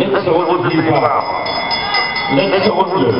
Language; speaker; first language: German; native; German